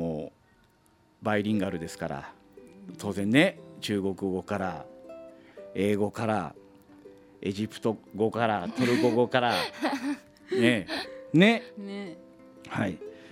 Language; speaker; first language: Japanese; native; Japanese